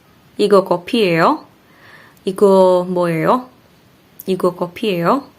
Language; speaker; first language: Korean; non-native, learner; Indonesian